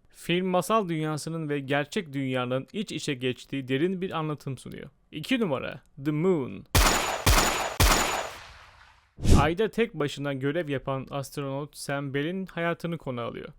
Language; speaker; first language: Turkish; native; Turkish